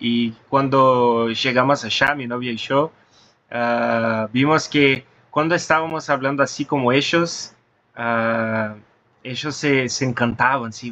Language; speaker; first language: Spanish; non-native, fluent; Portuguese